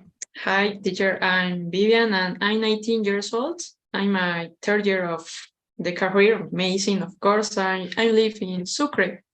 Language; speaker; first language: English; non-native, learner; Spanish